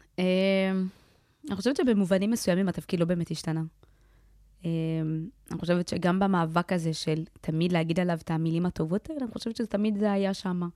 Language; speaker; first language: Hebrew; early bilingual, other home language; Amharic